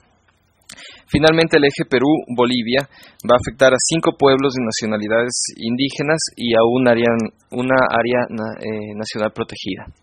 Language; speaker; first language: Spanish; native; Spanish